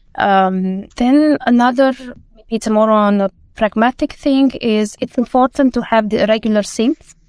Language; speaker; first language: English; non-native, fluent; Romanian